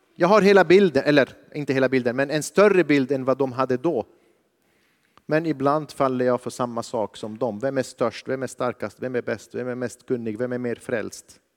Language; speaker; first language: Swedish; non-native, fluent; Arabic